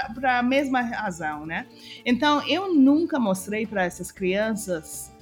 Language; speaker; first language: Portuguese; non-native, fluent; English